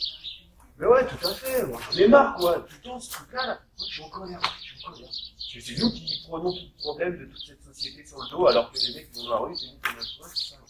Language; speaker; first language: French; native; French